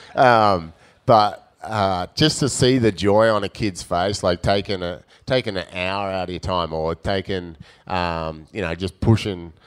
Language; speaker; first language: English; native; English